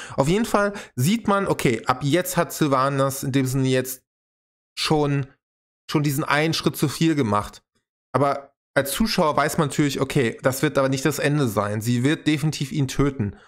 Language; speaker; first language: German; native; German